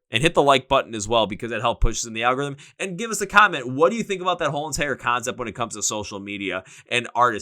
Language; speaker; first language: English; native; English